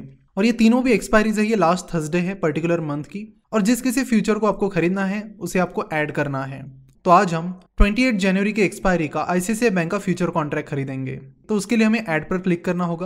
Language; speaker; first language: Hindi; non-native, local second language; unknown